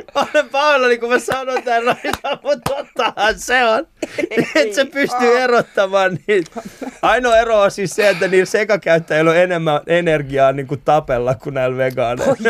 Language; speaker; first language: Finnish; early bilingual, other home language; Persian